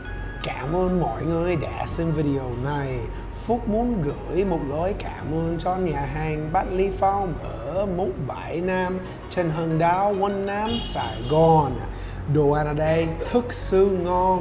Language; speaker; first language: Vietnamese; non-native, learner; English